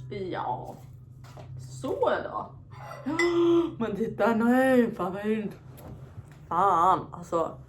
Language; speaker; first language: Swedish; non-native, fluent; English